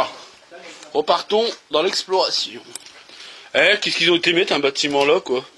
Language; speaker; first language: French; native; French